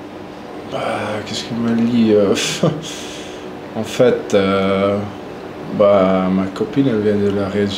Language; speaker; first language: French; non-native, local second language; German